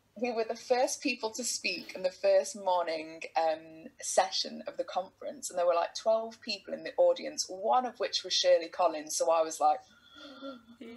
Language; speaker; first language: English; native; English